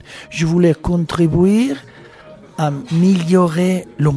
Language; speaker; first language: French; non-native, learner; Italian